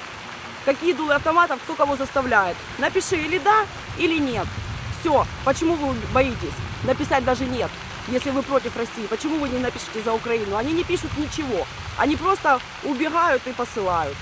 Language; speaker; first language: Russian; native; Russian